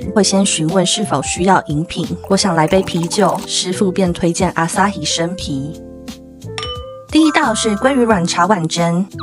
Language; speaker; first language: Chinese; native; Chinese